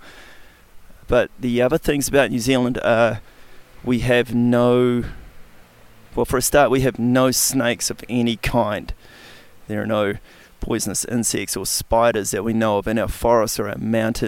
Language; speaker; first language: English; native; English